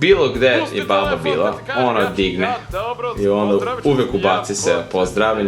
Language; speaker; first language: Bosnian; early bilingual, heritage; English